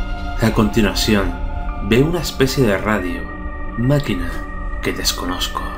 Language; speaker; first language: Spanish; native; Spanish